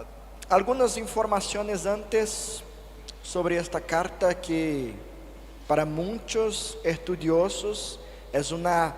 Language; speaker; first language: Spanish; non-native, fluent; Portuguese